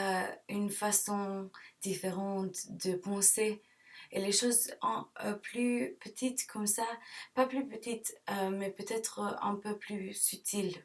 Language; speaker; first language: French; non-native, learner; English